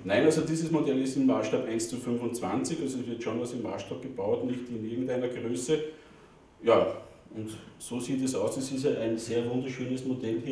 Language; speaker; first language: German; native; German